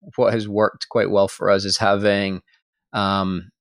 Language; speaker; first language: English; native; English